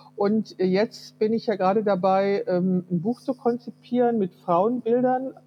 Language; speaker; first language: German; early bilingual, heritage; Russian